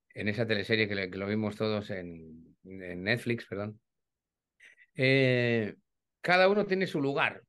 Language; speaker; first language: Spanish; native; Spanish